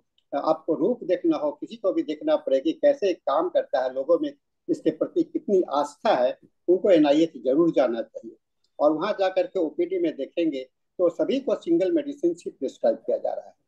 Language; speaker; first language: Hindi; native; Hindi